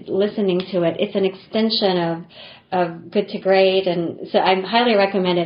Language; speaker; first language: English; non-native, local second language; Filipino